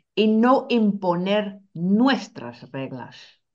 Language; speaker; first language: Spanish; non-native, fluent; Dutch